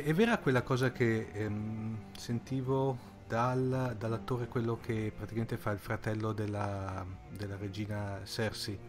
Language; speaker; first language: Italian; native; Italian